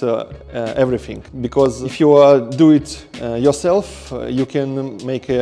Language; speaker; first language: English; non-native, learner; Russian